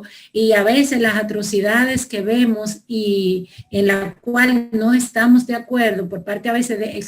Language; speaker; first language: Spanish; native; Spanish